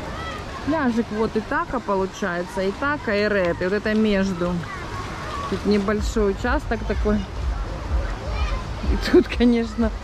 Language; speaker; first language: Russian; native; Russian